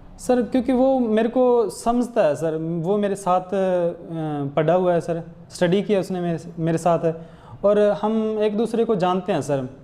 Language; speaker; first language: Hindi; non-native, local second language; Punjabi